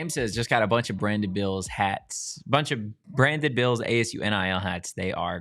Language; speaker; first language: English; native; English